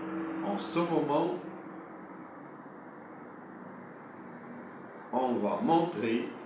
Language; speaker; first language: French; non-native, local second language; Arabic